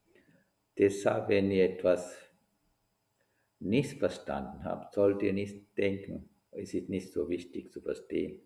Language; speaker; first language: German; non-native, fluent; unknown